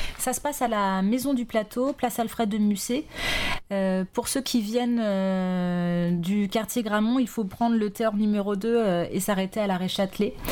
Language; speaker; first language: French; native; French